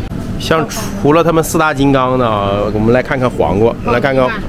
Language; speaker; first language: Chinese; native; Chinese